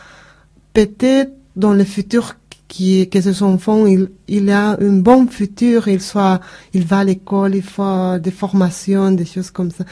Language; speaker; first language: French; non-native, learner; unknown